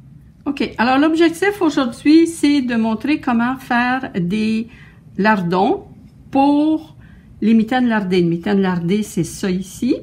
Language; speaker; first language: French; native; French